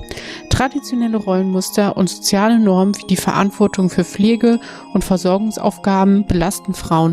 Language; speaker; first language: German; native; German